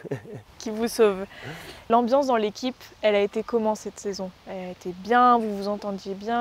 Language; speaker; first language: French; native; French